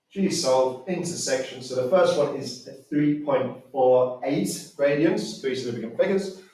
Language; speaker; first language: English; native; English